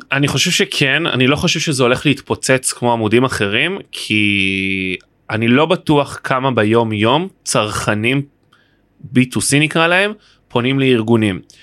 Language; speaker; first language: Hebrew; native; Hebrew